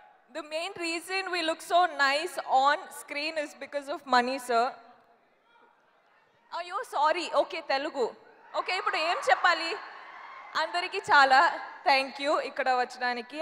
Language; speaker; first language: Telugu; non-native, learner; Kannada